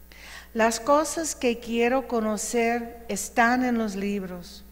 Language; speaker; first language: Spanish; non-native, fluent; English